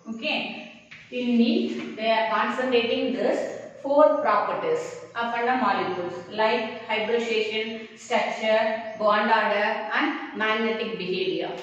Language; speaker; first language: English; non-native, local second language; Tamil